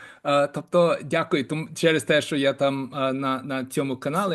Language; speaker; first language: Ukrainian; non-native, fluent; English